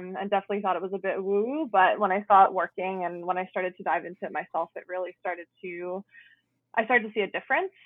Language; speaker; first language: English; native; English